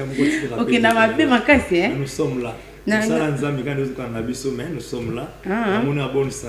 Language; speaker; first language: French; non-native, local second language; Lingala